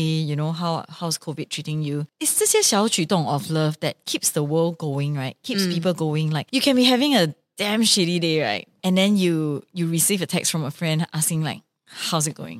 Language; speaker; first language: English; non-native, local second language; Chinese